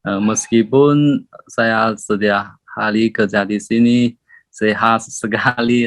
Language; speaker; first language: Indonesian; non-native, learner; Chinese